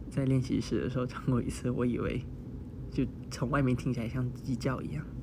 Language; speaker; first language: Chinese; early bilingual, heritage; Chinese